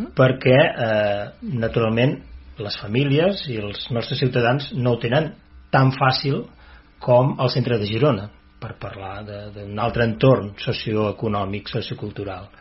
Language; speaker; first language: Catalan; native; Catalan